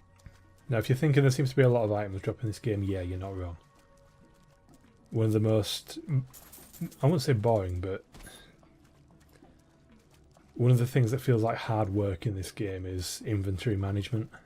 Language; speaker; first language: English; native; English